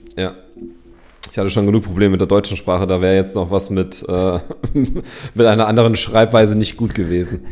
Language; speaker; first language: German; native; German